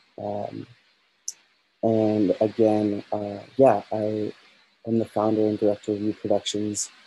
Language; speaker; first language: English; native; English